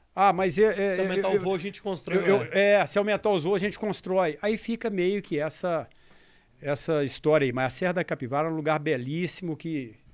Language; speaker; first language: Portuguese; native; Portuguese